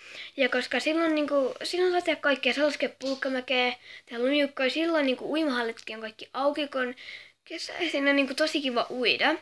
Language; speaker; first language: Finnish; native; Finnish